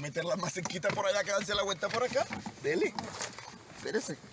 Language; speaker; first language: Spanish; native; Spanish